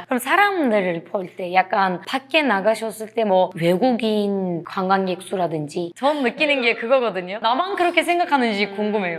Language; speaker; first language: Korean; non-native, fluent; Turkish